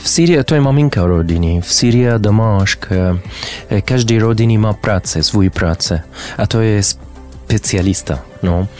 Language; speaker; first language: Czech; non-native, learner; Arabic